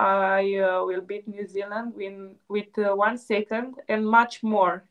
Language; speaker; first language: English; non-native, fluent; Romanian